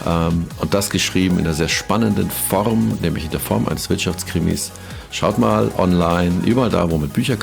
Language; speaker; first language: German; native; German